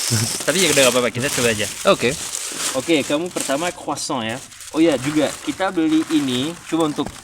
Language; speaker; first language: Indonesian; non-native, fluent; French